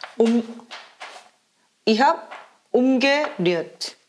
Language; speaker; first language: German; non-native, fluent; Korean